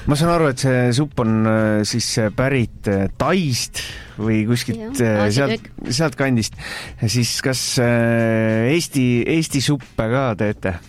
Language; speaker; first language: Estonian; native; Estonian